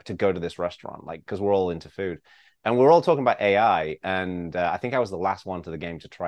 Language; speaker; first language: English; native; English